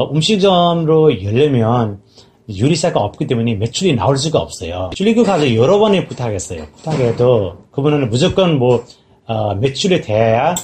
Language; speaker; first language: Korean; non-native, fluent; Nepali